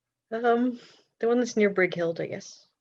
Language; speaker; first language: English; native; English